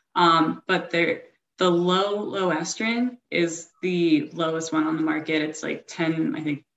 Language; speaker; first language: English; native; English